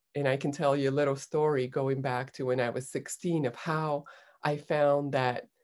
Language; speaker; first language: English; non-native, fluent; Bulgarian